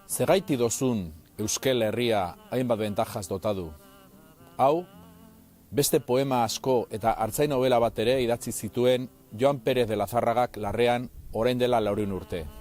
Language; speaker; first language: Basque; non-native, local second language; Spanish